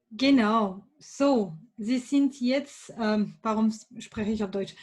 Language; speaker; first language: German; non-native, fluent; French